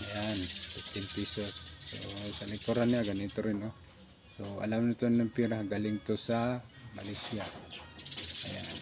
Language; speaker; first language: Filipino; non-native, local second language; Cebuano